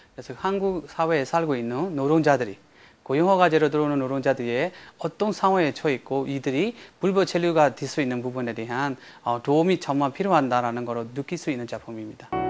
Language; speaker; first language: Korean; non-native, fluent; Burmese